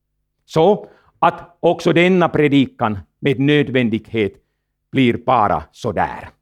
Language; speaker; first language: Swedish; non-native, fluent; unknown